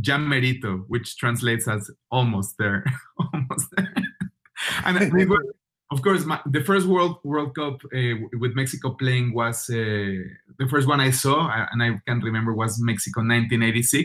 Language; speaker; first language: English; non-native, fluent; Spanish